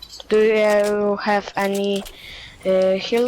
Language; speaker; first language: English; non-native, learner; Polish